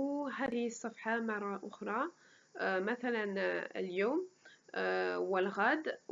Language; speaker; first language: Arabic; non-native, fluent; French